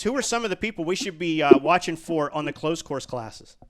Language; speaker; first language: English; native; English